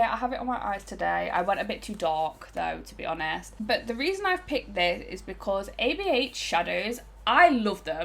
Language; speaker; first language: English; native; English